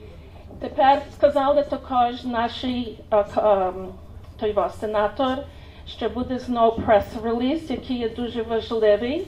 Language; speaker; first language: Ukrainian; early bilingual, heritage; Ukrainian